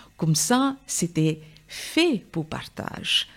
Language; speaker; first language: French; non-native, fluent; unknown